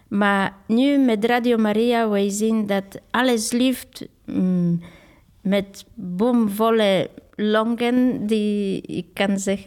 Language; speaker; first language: Dutch; non-native, fluent; Polish